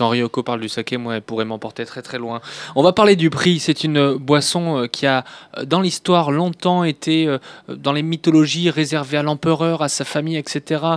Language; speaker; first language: French; native; French